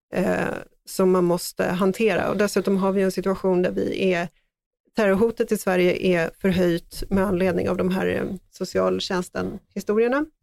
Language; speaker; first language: Swedish; native; Swedish